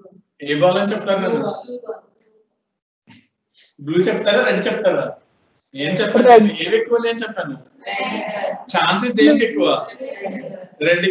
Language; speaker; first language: Telugu; native; Telugu